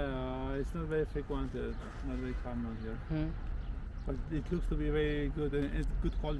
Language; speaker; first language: English; non-native, local second language; Albanian